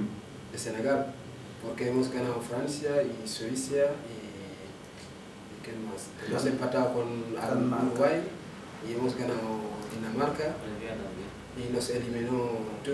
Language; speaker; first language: Spanish; non-native, local second language; Wolof